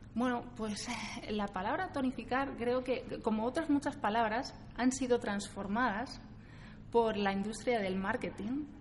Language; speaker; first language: Spanish; native; Spanish